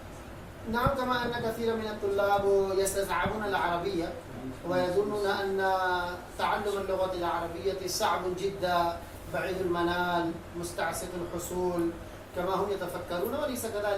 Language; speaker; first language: Arabic; non-native, fluent; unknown